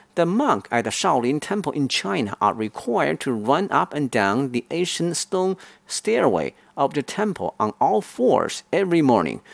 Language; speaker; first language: English; non-native, fluent; Chinese